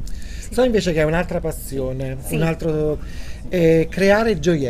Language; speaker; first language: Italian; non-native, learner; Spanish